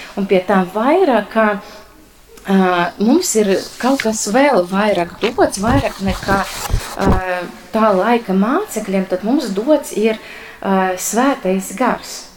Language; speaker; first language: Latvian; non-native, local second language; Russian